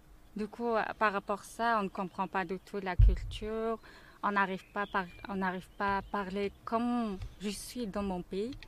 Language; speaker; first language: French; non-native, learner; Mongolian